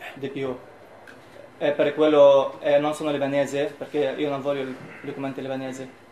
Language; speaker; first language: Italian; non-native, learner; Arabic